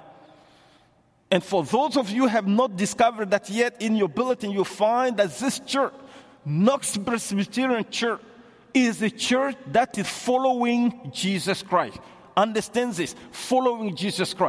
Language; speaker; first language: English; non-native, fluent; Bambara